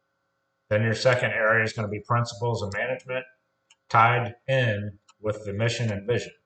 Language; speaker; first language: English; native; English